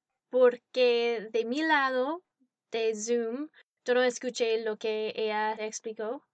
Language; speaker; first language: Spanish; non-native, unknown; English